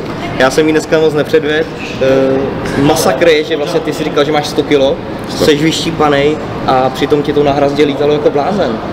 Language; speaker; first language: Czech; native; Czech